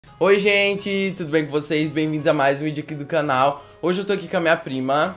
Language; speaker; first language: Portuguese; native; Portuguese